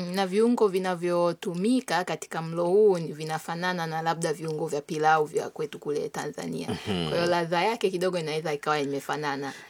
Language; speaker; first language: Swahili; native; Swahili